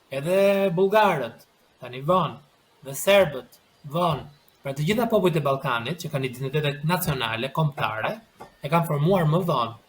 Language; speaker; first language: Albanian; native; Albanian